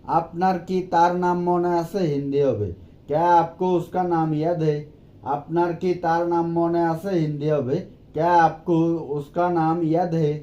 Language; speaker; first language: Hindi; non-native, learner; Bangla